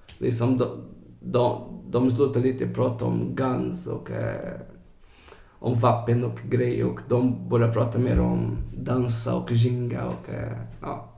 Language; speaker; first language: Swedish; non-native, fluent; Portuguese